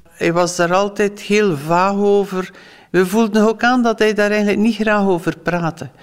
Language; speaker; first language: Dutch; native; Dutch